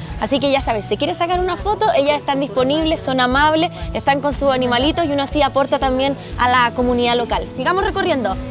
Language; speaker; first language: Spanish; native; Spanish